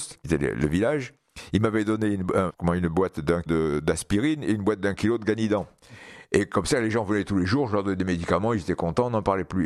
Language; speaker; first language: French; native; French